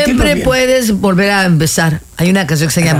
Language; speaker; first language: Spanish; native; Spanish